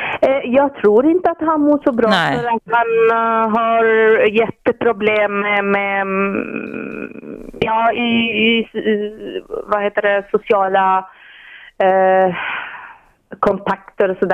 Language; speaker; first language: Swedish; non-native, fluent; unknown